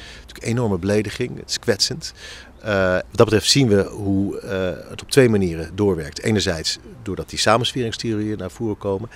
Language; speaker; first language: Dutch; native; Dutch